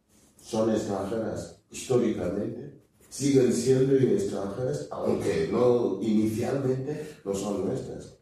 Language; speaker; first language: Spanish; non-native, local second language; Fang